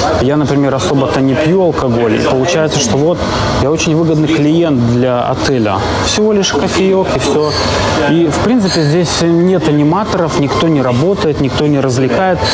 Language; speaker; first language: Russian; native; Russian